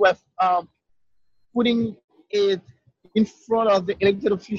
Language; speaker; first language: English; non-native, fluent; Haitian Creole